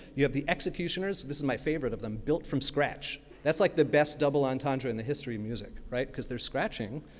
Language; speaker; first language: English; native; English